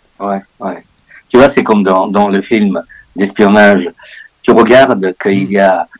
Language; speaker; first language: French; non-native, fluent; Bulgarian